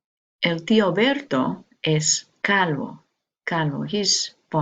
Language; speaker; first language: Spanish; non-native, fluent; English